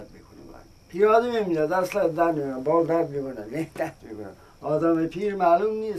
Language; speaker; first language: Persian; non-native, local second language; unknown